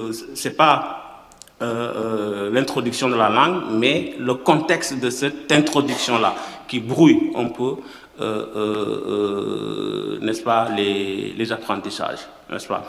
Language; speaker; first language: French; non-native, local second language; Wolof